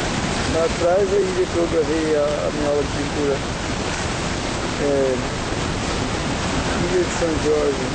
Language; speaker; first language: Portuguese; native; Portuguese